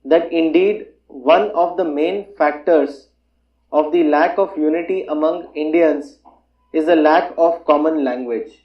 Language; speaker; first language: English; non-native, local second language; Urdu